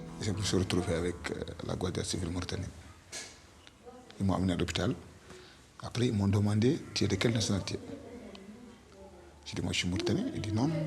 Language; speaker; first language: French; non-native, local second language; Fula